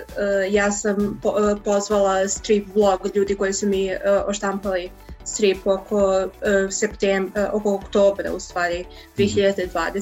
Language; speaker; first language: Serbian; early bilingual, heritage; English